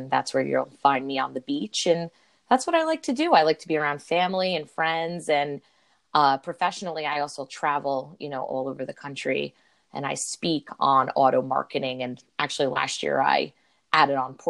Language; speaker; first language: English; native; English